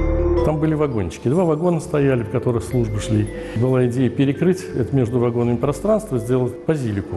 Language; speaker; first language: Russian; native; Russian